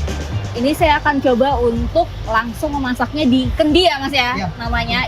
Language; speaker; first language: Indonesian; native; Indonesian